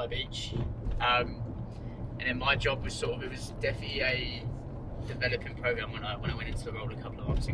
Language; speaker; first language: English; native; English